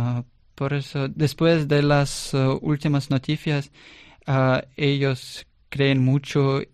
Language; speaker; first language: Spanish; non-native, learner; Russian